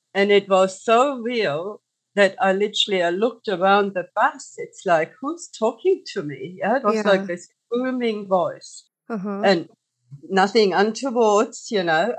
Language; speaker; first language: English; non-native, fluent; German